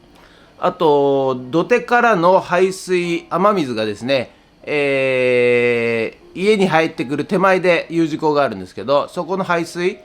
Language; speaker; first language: Japanese; native; Japanese